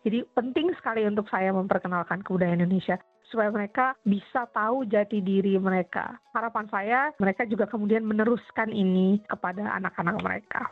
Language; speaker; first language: Indonesian; native; Indonesian